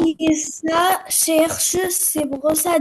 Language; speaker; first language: French; non-native, learner; Arabic